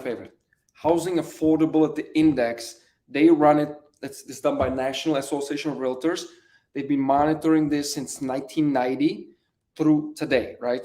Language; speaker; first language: English; native; English